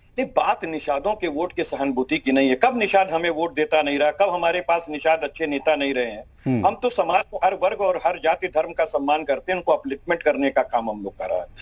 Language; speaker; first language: Hindi; native; Hindi